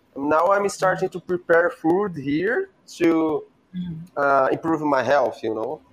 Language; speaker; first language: English; non-native, learner; Portuguese